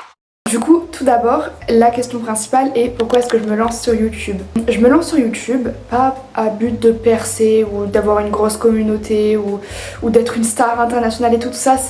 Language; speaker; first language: French; native; French